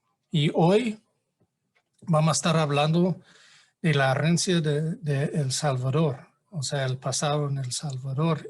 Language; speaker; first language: Spanish; non-native, fluent; English